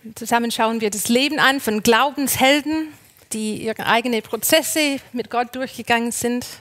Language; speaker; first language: German; non-native, fluent; English